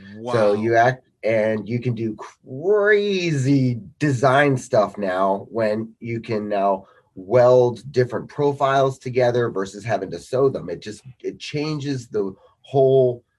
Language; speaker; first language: English; native; English